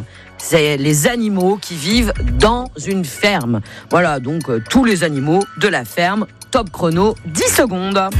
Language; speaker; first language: French; native; French